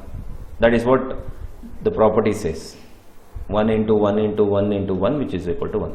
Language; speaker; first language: English; non-native, local second language; Kannada